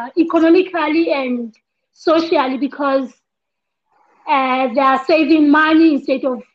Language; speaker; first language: English; non-native, local second language; Southern Sotho